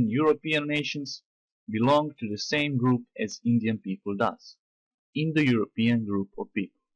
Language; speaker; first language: English; non-native, fluent; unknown